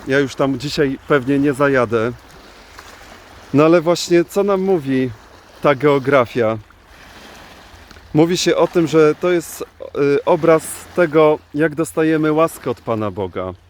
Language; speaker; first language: Polish; native; Polish